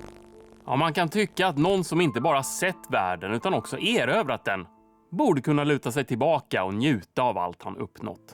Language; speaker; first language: Swedish; native; Swedish